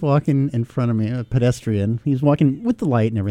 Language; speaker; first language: English; native; English